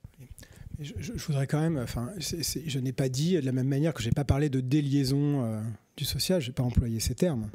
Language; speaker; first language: French; native; French